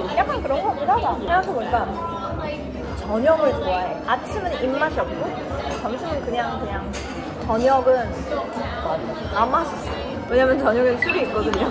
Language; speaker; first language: Korean; early bilingual, other home language; English